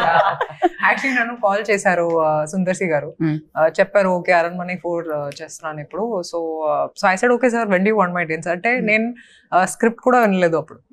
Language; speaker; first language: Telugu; non-native, fluent; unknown